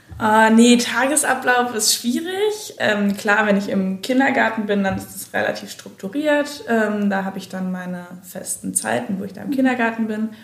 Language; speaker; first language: German; native; German